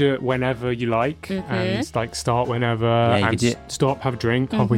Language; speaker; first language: English; native; English